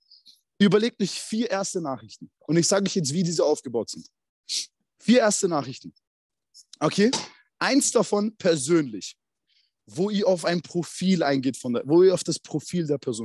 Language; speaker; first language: German; native; German